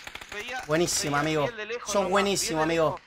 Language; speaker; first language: Spanish; native; Spanish